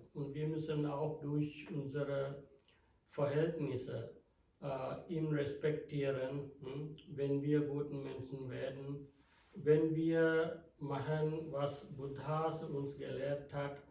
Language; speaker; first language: German; non-native, fluent; Sinhala